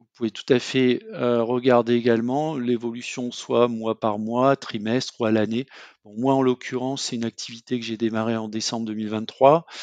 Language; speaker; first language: French; native; French